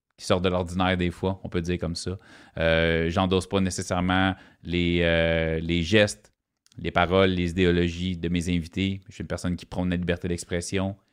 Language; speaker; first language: French; native; French